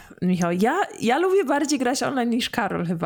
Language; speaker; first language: Polish; early bilingual, heritage; English